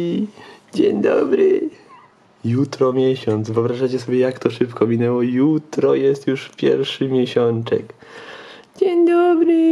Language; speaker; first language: Polish; native; Polish